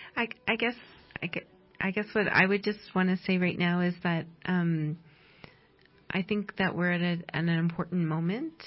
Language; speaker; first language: English; native; English